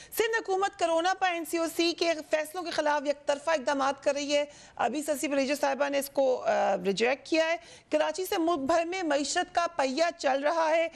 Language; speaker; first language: Urdu; native; Urdu